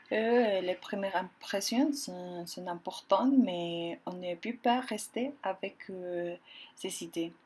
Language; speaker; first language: French; non-native, learner; Spanish